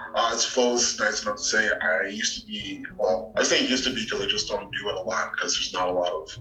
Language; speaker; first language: English; native; English